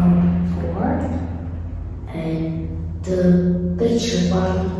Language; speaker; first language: English; non-native, learner; Vietnamese